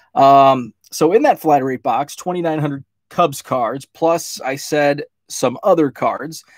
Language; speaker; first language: English; native; English